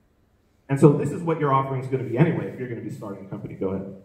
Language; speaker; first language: English; native; English